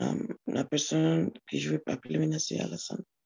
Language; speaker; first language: French; non-native, learner; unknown